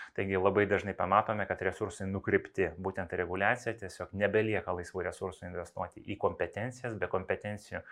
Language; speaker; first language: Lithuanian; non-native, local second language; Russian